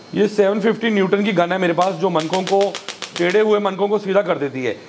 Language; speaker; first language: Hindi; native; Hindi